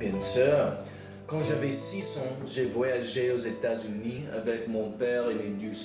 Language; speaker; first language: French; non-native, learner; English